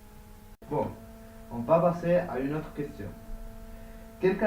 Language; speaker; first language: French; non-native, learner; Spanish